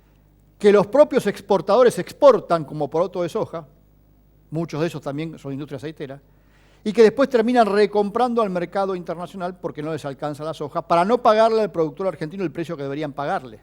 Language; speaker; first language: Spanish; native; Spanish